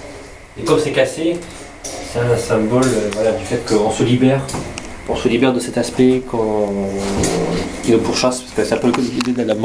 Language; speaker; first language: French; native; French